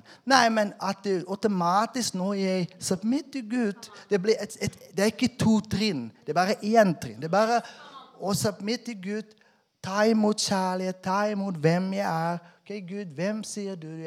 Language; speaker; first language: Norwegian; non-native, fluent; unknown